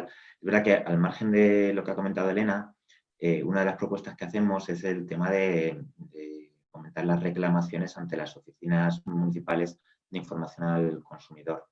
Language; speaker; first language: Spanish; native; Spanish